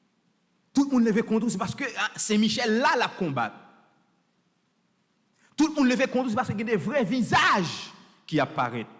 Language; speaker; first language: French; non-native, local second language; Haitian Creole